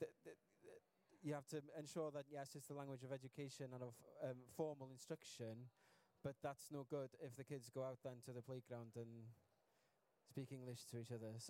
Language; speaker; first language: English; non-native, local second language; Welsh